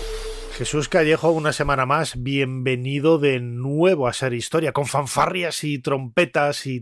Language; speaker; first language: Spanish; native; Spanish